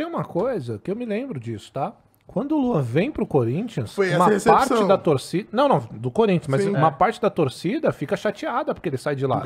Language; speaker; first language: Portuguese; native; Portuguese